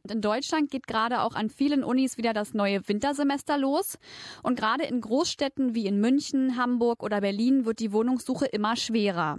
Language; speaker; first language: German; native; German